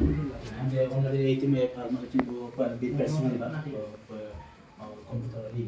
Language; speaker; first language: Turkish; non-native, learner; Bangla